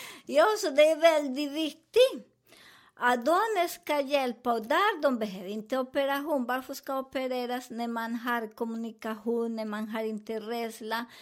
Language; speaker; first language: Swedish; non-native, fluent; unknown